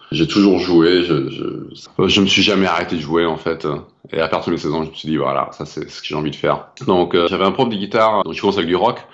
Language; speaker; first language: French; non-native, fluent; English